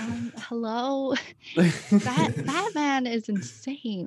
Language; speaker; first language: English; non-native, local second language; Cantonese